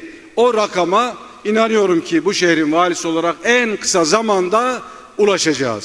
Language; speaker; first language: Turkish; native; Turkish